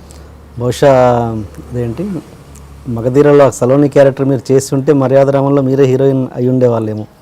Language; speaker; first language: Telugu; native; Telugu